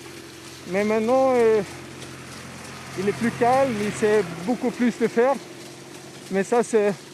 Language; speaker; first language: French; non-native, fluent; Swedish